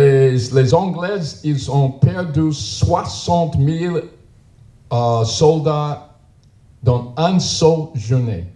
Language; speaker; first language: French; non-native, learner; English